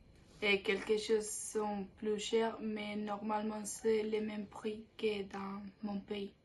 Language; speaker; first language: French; non-native, learner; Spanish